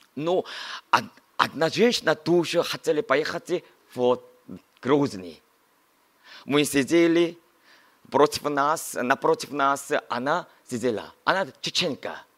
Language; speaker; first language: Russian; non-native, learner; Korean